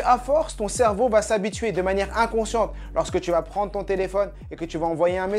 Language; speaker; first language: French; native; French